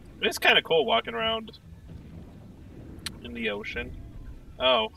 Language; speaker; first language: English; native; English